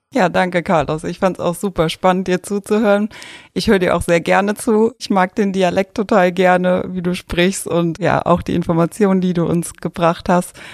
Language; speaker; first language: German; native; German